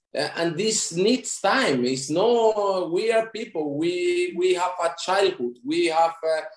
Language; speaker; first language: English; non-native, fluent; Spanish